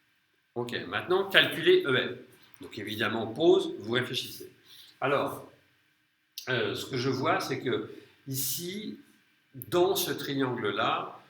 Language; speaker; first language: French; native; French